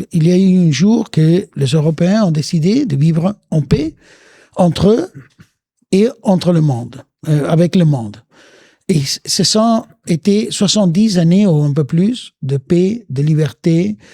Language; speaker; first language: French; non-native, fluent; Spanish